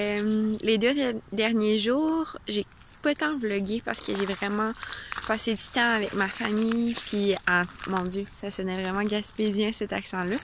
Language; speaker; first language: French; native; French